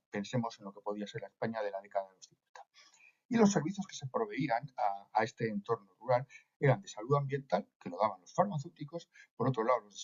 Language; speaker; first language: Spanish; native; Spanish